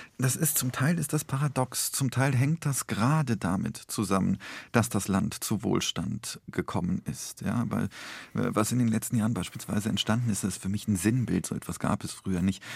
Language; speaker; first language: German; early bilingual, other home language; Polish